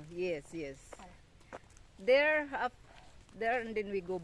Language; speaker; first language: English; non-native, learner; Cebuano